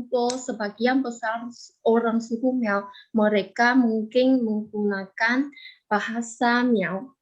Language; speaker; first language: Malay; non-native, fluent; Chinese